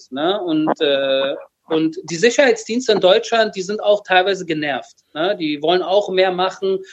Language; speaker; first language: German; early bilingual, other home language; Persian